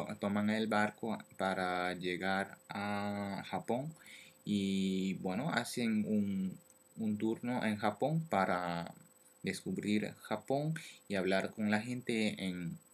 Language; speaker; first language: Spanish; non-native, learner; French